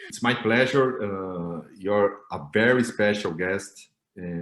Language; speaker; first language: English; non-native, learner; Portuguese